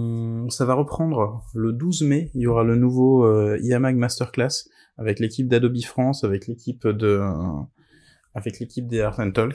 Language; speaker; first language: French; native; French